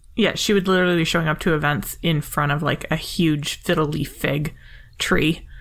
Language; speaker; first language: English; native; English